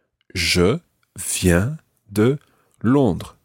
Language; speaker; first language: French; non-native, fluent; English